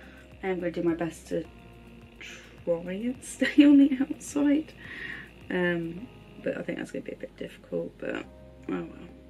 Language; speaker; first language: English; native; English